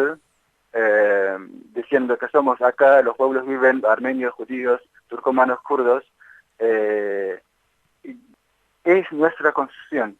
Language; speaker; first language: Spanish; non-native, fluent; Kurdish